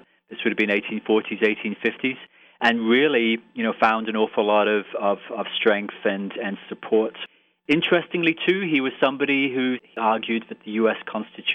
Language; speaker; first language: English; native; English